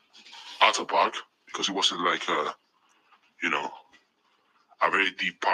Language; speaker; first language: English; non-native, fluent; Spanish